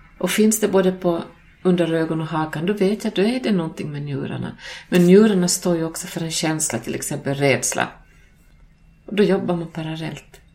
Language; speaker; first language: Swedish; native; Swedish